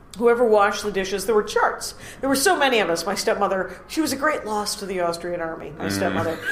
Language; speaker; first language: English; native; English